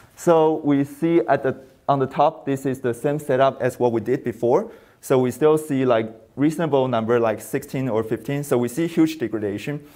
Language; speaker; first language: English; non-native, fluent; Chinese